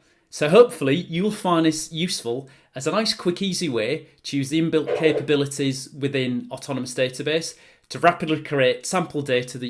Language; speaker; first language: English; native; English